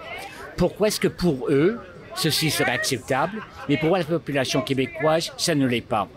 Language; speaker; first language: French; non-native, local second language; English